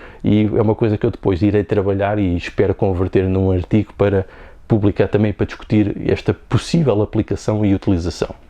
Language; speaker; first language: Portuguese; native; Portuguese